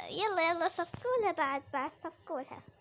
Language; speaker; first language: Arabic; native; Arabic